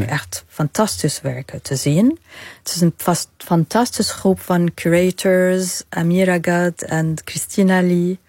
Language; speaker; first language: Dutch; non-native, fluent; Arabic